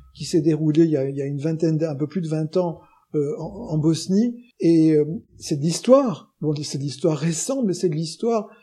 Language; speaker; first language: French; native; French